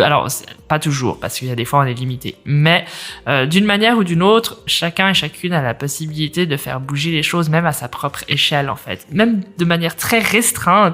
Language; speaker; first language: French; native; French